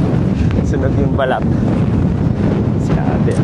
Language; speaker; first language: Filipino; native; Filipino